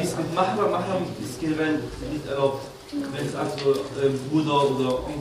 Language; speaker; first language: German; non-native, learner; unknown